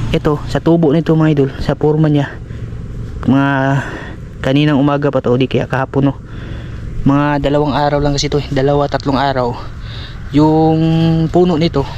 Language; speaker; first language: Filipino; non-native, local second language; Cebuano